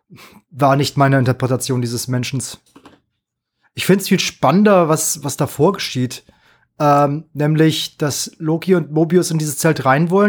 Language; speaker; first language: German; native; German